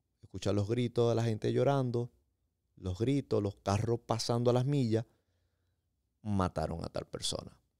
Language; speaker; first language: Spanish; native; Spanish